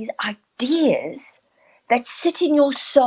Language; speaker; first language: English; native; English